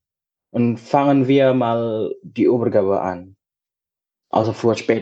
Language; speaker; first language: German; non-native, fluent; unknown